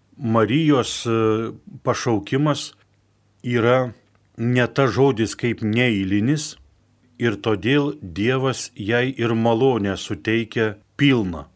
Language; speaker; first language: Lithuanian; native; Lithuanian